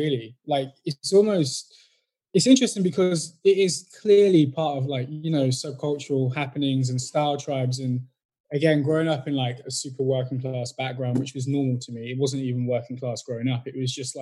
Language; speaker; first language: English; native; English